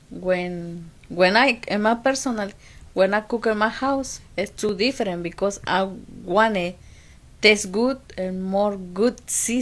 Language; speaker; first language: English; non-native, learner; Spanish